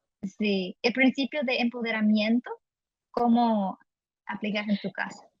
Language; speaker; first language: Spanish; non-native, fluent; English